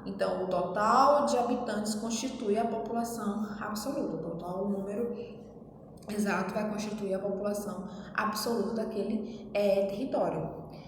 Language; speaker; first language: Portuguese; native; Portuguese